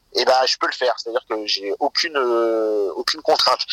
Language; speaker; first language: French; native; French